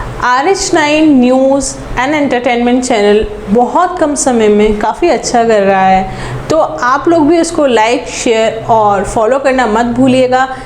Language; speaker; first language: Hindi; native; Hindi